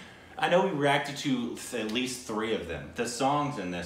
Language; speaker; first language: English; native; English